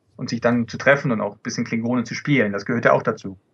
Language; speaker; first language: German; early bilingual, other home language; Dutch